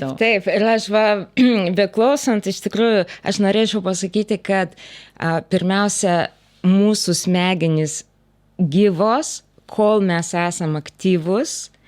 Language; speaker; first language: Lithuanian; non-native, local second language; Russian